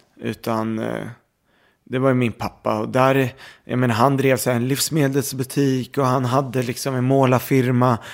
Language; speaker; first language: Swedish; early bilingual, other home language; Arabic